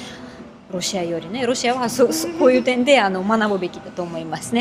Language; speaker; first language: Japanese; non-native, fluent; Russian